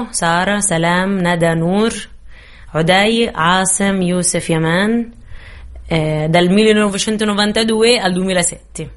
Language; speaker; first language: Italian; non-native, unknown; Arabic